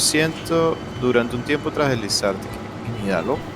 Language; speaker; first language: Spanish; native; Spanish